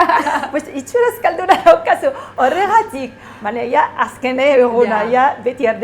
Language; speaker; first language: Basque; non-native, learner; Arabic